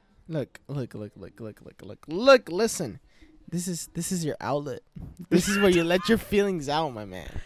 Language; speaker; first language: English; early bilingual, other home language; Spanish